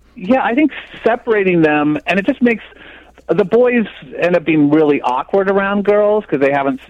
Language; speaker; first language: English; native; English